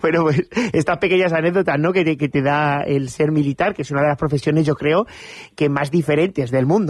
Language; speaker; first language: Spanish; native; Spanish